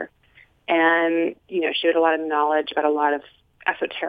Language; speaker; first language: English; native; English